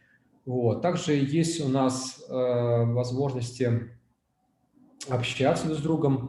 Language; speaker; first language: Russian; native; Russian